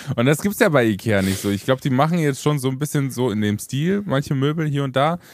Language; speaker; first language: German; early bilingual, other home language; Romanian